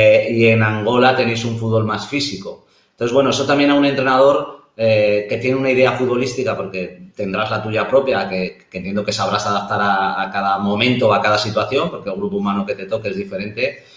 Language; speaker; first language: Spanish; native; Spanish